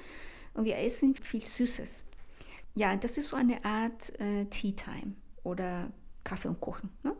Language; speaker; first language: German; non-native, fluent; Spanish